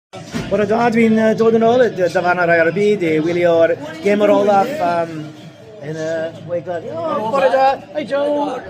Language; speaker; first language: Welsh; non-native, learner; English